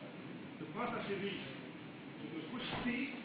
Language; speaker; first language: French; non-native, learner; Romanian